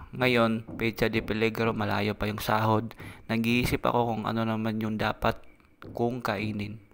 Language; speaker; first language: Filipino; non-native, local second language; Cebuano